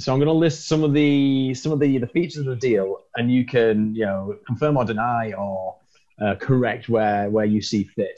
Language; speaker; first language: English; native; English